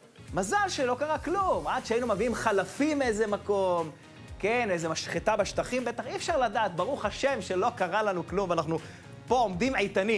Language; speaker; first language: Hebrew; native; Hebrew